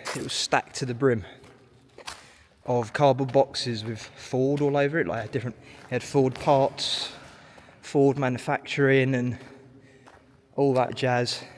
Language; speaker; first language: English; native; English